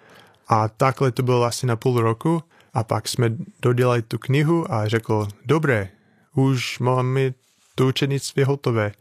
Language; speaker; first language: Czech; non-native, fluent; English